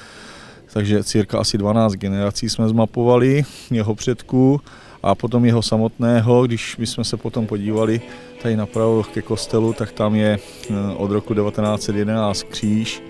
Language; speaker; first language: Czech; native; Czech